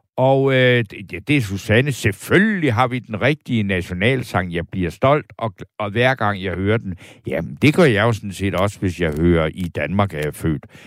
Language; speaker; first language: Danish; native; Danish